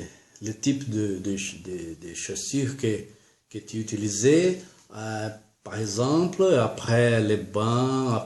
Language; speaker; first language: French; non-native, learner; Portuguese